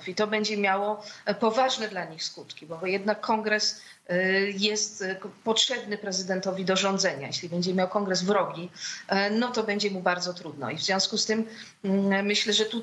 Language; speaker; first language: Polish; native; Polish